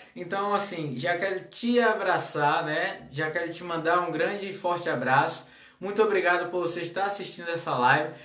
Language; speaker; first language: Portuguese; native; Portuguese